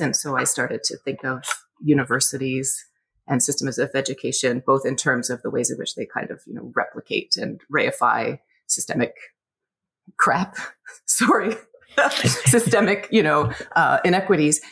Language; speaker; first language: English; native; English